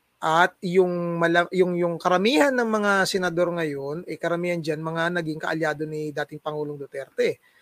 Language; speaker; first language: Filipino; non-native, local second language; Cebuano